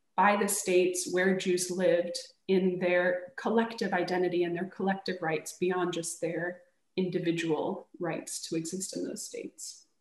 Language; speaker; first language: English; native; English